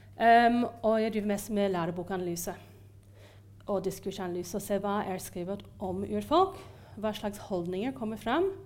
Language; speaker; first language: Norwegian; non-native, fluent; English